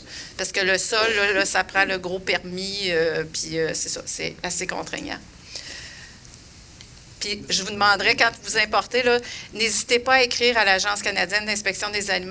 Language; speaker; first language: French; native; French